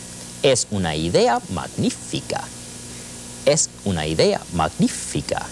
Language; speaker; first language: Spanish; non-native, fluent; English